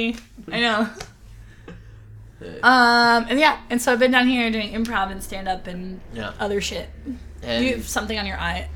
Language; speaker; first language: English; native; English